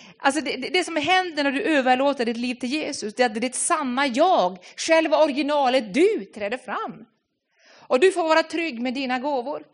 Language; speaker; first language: Swedish; non-native, fluent; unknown